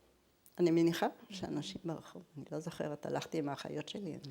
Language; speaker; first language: Hebrew; early bilingual, other home language; German